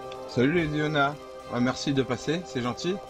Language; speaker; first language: French; native; French